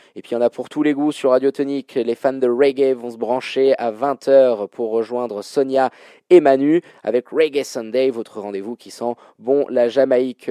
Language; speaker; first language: French; native; French